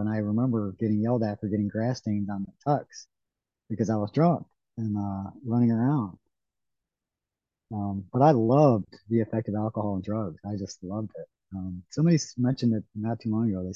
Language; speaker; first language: English; native; English